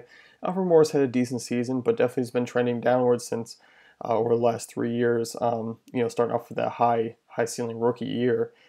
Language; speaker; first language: English; native; English